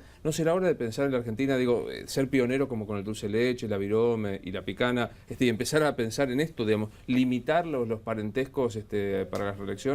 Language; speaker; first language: Spanish; native; Spanish